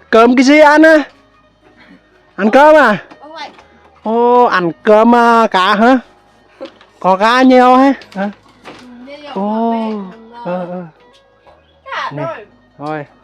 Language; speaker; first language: Vietnamese; non-native, learner; Thai